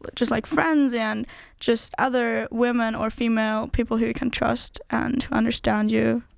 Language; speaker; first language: English; non-native, fluent; German